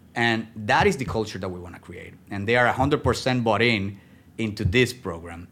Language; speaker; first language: English; non-native, fluent; Spanish